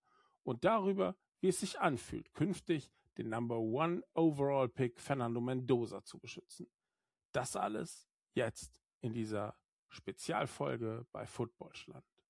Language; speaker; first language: German; native; German